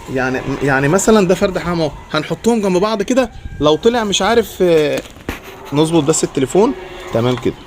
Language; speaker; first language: Arabic; native; Arabic